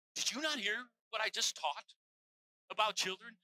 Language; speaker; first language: English; native; English